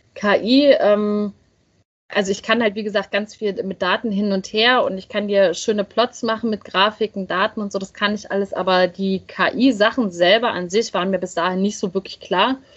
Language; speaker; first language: German; native; German